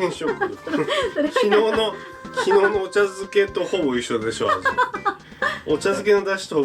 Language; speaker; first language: Japanese; native; Japanese